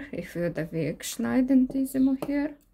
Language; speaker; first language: German; non-native, learner; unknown